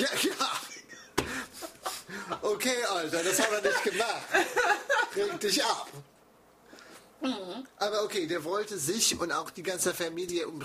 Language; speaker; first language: German; non-native, fluent; English